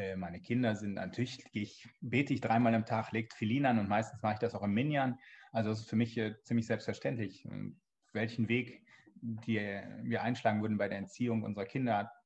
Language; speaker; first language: German; native; German